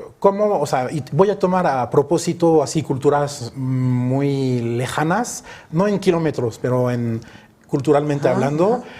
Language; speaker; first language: Spanish; early bilingual, other home language; French